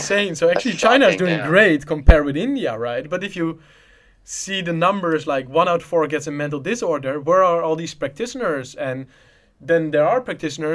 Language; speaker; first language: English; non-native, fluent; Dutch